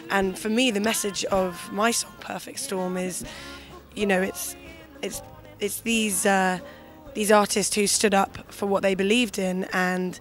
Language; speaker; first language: English; native; English